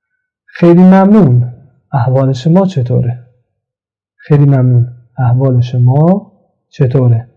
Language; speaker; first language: Persian; non-native, fluent; Central Kurdish